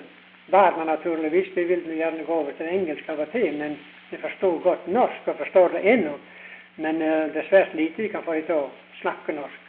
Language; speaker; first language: Norwegian; early bilingual, heritage; Norwegian